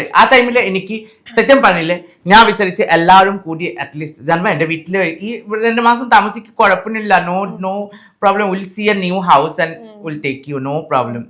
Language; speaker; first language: Malayalam; non-native, local second language; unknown